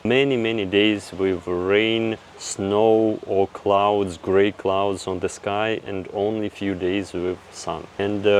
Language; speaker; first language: English; non-native, fluent; Russian